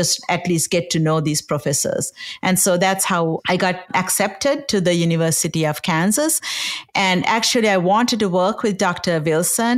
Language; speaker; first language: English; non-native, local second language; Sinhala